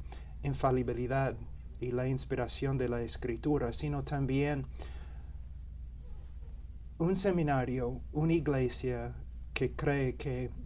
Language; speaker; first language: Spanish; non-native, fluent; English